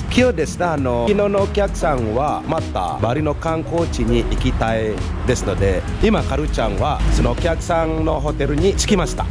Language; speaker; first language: Japanese; non-native, learner; Indonesian